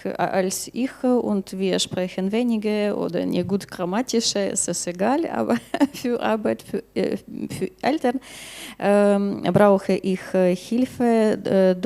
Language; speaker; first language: German; non-native, learner; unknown